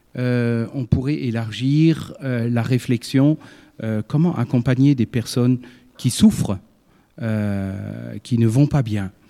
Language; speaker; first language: French; native; French